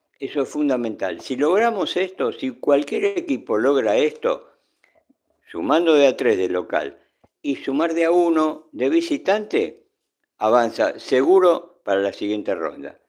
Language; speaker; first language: Spanish; native; Spanish